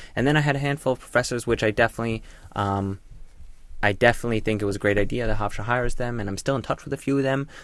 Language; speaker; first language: English; native; English